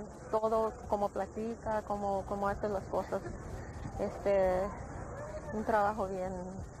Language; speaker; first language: Spanish; early bilingual, heritage; English